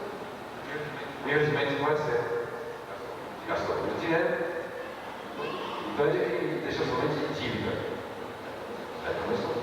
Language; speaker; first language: Portuguese; non-native, learner; Japanese